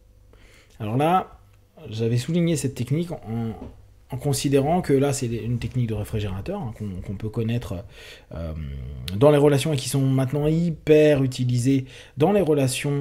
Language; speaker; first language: French; native; French